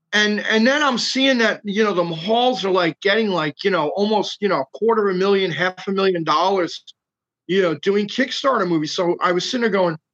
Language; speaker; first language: English; native; English